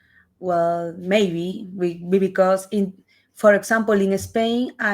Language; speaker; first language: English; non-native, learner; Spanish